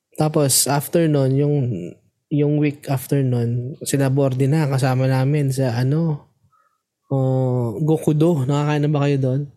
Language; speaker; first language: Filipino; native; Filipino